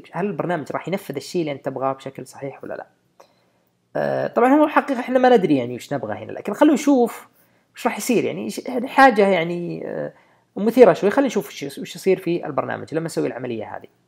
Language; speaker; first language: Arabic; native; Arabic